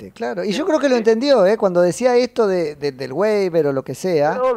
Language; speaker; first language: Spanish; native; Spanish